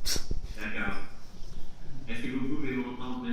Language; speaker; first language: French; non-native, fluent; English